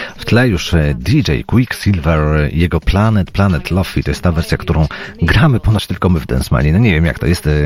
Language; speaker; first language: Polish; native; Polish